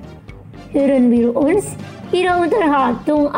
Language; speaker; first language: German; non-native, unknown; Indonesian